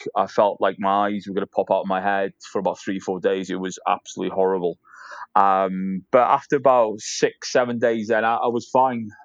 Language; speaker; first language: English; native; English